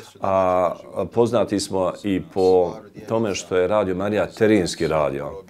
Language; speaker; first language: Croatian; native; Croatian